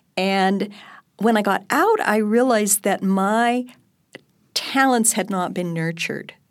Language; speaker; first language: English; native; English